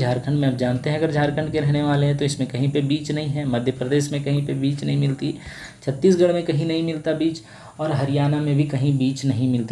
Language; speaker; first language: Hindi; native; Hindi